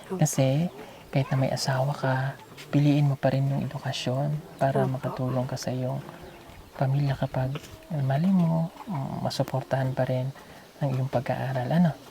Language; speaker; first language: Filipino; native; Filipino